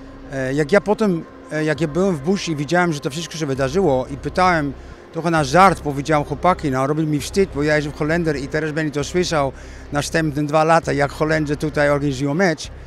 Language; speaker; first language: Polish; non-native, learner; Dutch